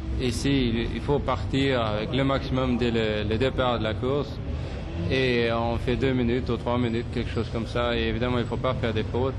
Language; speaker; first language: French; non-native, fluent; Swedish